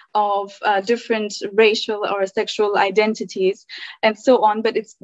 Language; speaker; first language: English; early bilingual, other home language; German